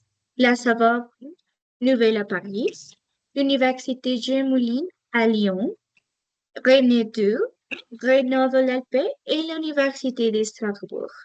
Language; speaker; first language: French; non-native, learner; Spanish